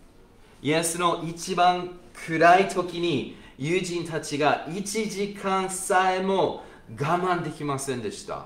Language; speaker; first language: Japanese; non-native, fluent; English